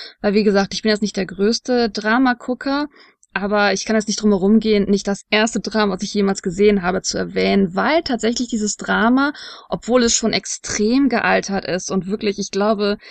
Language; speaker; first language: German; native; German